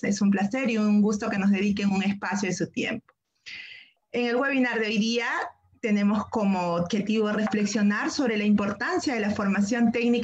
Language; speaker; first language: Spanish; native; Spanish